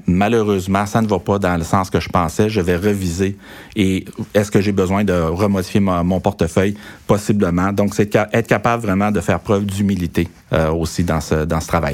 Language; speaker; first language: French; native; French